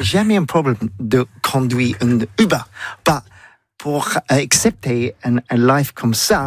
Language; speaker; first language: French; non-native, learner; English